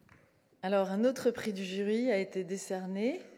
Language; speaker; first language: French; native; French